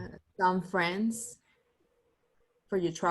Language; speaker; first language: English; non-native, learner; Spanish